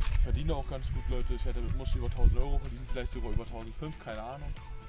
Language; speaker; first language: German; native; German